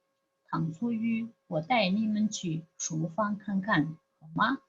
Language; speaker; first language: Chinese; non-native, fluent; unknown